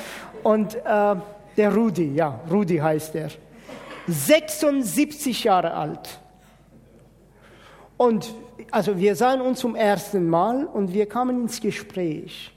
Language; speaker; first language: German; non-native, fluent; Persian